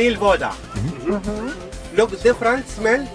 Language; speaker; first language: English; non-native, learner; Arabic